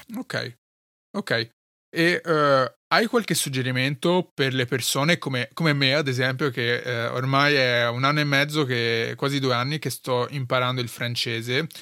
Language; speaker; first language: Italian; early bilingual, other home language; Arabic